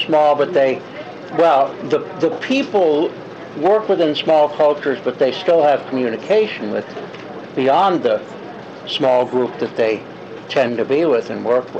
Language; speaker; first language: English; native; English